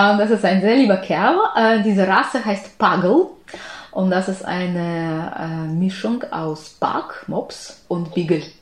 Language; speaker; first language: German; non-native, fluent; Ukrainian